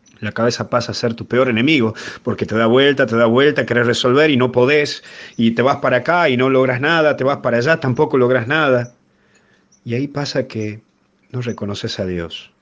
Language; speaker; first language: Spanish; native; Spanish